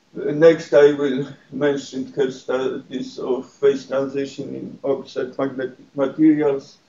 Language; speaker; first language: English; non-native, fluent; Polish